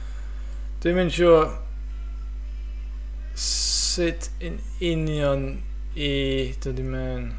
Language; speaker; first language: Welsh; non-native, fluent; English